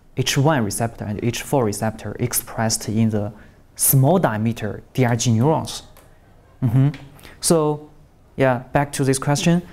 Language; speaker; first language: English; non-native, learner; Chinese